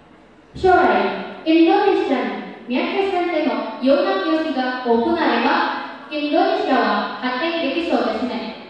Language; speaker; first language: Japanese; non-native, learner; Indonesian